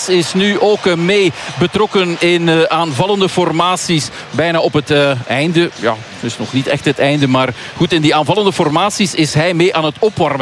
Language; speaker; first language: Dutch; native; Dutch